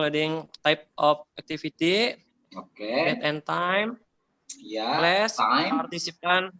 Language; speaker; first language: English; non-native, learner; Indonesian